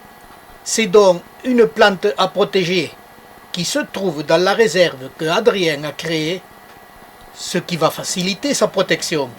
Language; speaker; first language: French; native; French